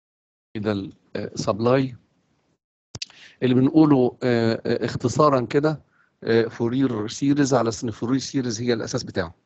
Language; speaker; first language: Arabic; native; Arabic